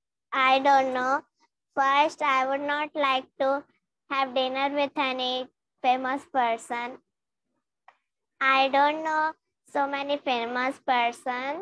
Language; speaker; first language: English; non-native, learner; Hindi